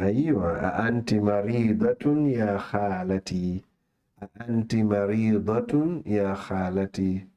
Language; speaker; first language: Arabic; non-native, fluent; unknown